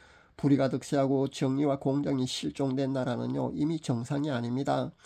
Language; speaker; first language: Korean; native; Korean